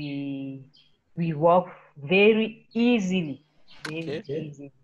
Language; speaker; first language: English; non-native, learner; French